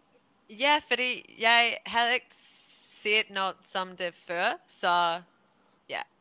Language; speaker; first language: Danish; early bilingual, heritage; English